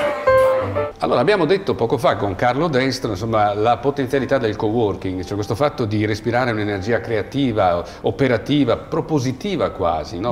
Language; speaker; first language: Italian; native; Italian